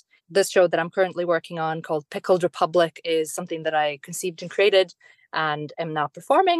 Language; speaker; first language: English; non-native, fluent; Romanian